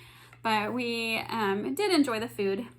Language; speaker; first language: English; native; English